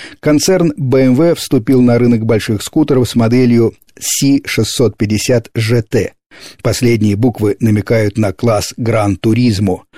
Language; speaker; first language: Russian; native; Russian